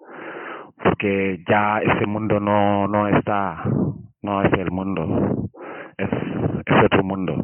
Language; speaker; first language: Spanish; non-native, fluent; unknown